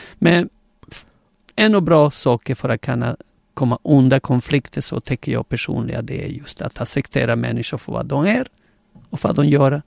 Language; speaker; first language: Swedish; non-native, fluent; Spanish